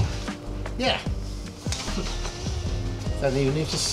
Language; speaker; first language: English; native; English